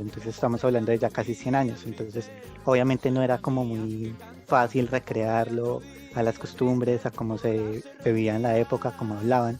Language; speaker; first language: Spanish; native; Spanish